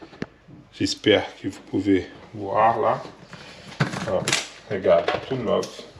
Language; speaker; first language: French; non-native, learner; Portuguese